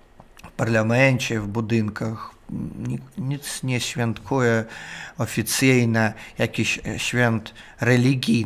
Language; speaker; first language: Polish; non-native, learner; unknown